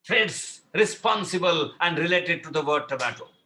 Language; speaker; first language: English; non-native, local second language; Marathi